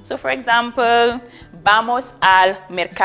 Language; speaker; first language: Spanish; non-native, fluent; English